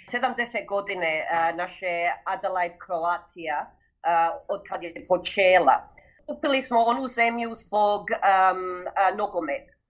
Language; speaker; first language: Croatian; early bilingual, heritage; Croatian